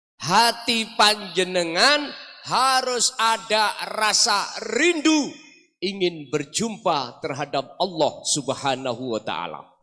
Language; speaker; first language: Indonesian; non-native, local second language; Javanese